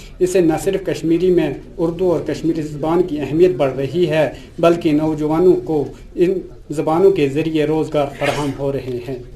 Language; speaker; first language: Urdu; non-native, local second language; Kashmiri